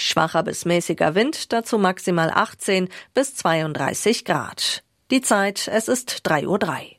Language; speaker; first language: German; native; German